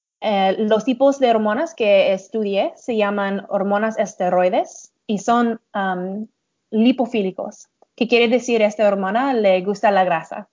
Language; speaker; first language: Spanish; non-native, learner; English